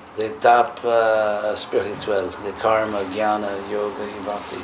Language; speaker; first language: French; non-native, fluent; English